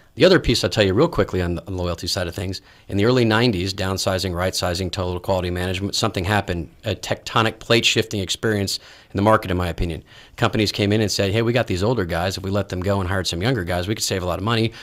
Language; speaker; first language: English; native; English